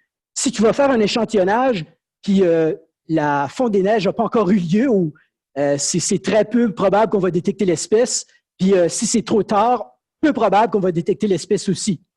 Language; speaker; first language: French; native; French